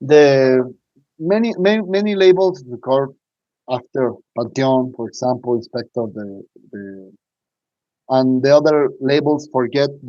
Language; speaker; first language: English; non-native, learner; Spanish